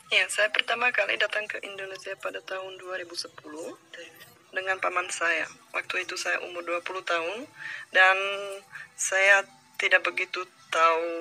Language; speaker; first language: Indonesian; non-native, fluent; Czech